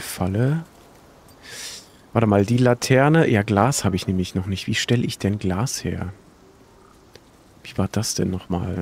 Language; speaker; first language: German; native; German